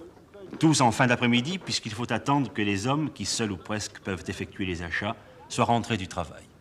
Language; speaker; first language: French; native; French